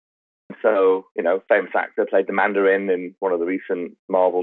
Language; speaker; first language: English; native; English